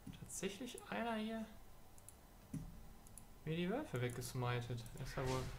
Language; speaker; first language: German; native; German